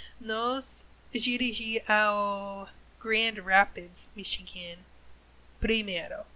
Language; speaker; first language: Portuguese; non-native, learner; English